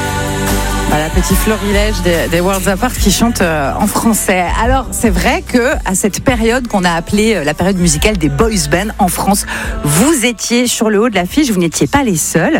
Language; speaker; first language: French; native; French